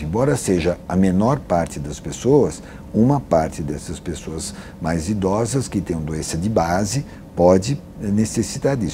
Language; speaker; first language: Portuguese; native; Portuguese